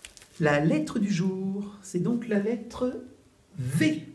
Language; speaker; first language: French; native; French